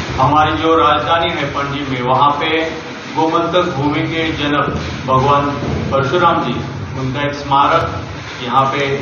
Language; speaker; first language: Hindi; non-native, local second language; Konkani